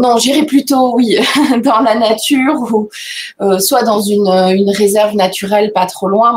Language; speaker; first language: French; native; French